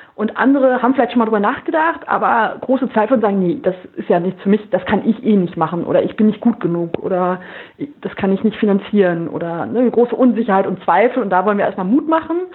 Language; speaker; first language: German; native; German